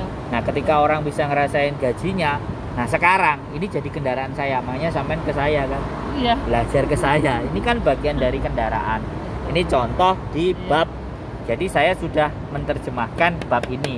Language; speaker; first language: Indonesian; non-native, local second language; Javanese